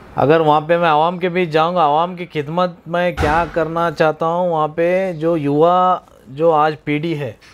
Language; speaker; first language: Hindi; non-native, local second language; Urdu